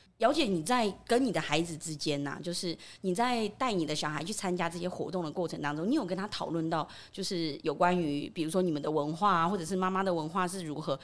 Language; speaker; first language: Chinese; early bilingual, other home language; Burmese